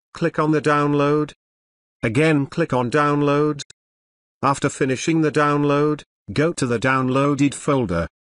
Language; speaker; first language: English; non-native, local second language; Bangla